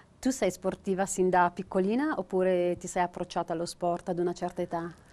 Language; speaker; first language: Italian; native; Italian